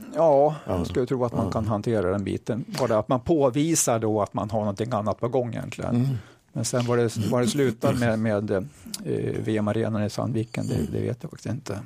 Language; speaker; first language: Swedish; native; Swedish